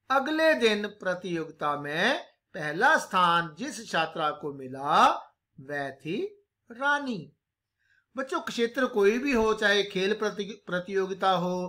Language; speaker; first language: Hindi; non-native, local second language; Punjabi